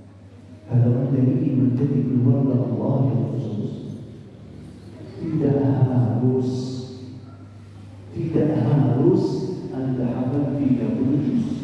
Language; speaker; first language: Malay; non-native, fluent; Arabic